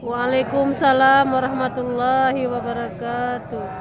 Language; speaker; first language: Indonesian; native; Indonesian